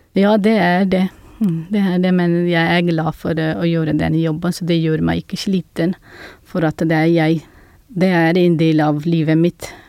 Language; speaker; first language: Norwegian; non-native, fluent; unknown